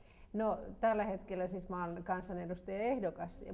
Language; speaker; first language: Finnish; native; Finnish